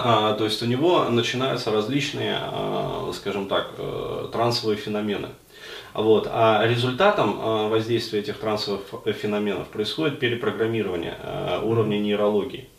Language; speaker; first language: Russian; native; Russian